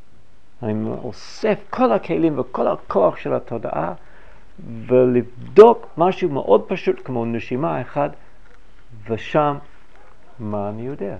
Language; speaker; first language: Hebrew; non-native, fluent; English